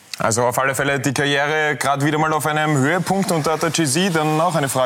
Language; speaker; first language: German; native; German